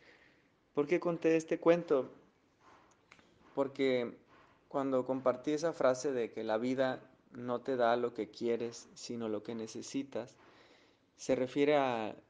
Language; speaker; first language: Spanish; native; Spanish